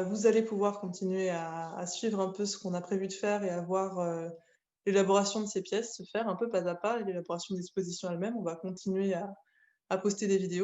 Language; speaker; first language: French; native; French